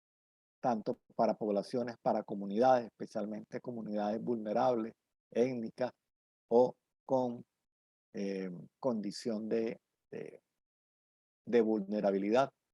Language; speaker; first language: Spanish; native; Spanish